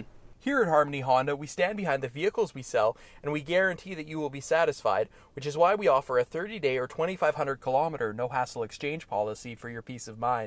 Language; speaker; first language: English; native; English